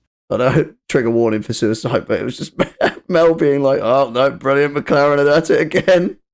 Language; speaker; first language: English; native; English